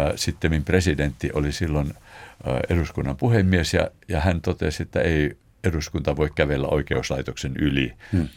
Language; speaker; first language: Finnish; native; Finnish